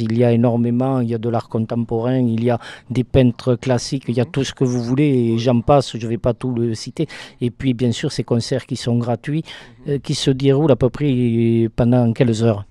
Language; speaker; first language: French; native; French